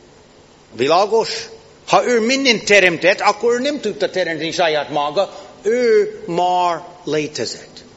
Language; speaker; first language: Hungarian; non-native, fluent; English